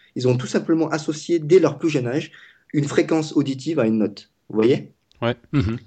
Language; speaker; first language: French; non-native, fluent; Vietnamese